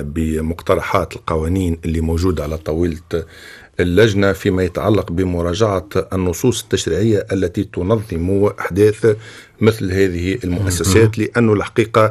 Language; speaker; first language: Arabic; native; Arabic